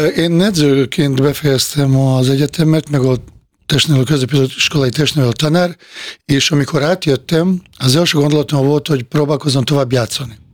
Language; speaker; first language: Hungarian; non-native, fluent; Bosnian